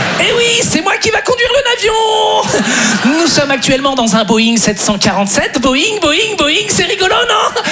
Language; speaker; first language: French; native; French